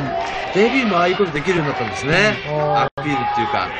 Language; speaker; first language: Japanese; native; Japanese